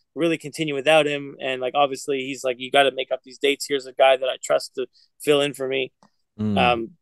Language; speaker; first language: English; native; English